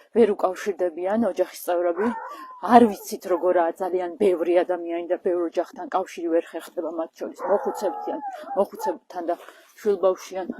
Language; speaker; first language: Georgian; native; Georgian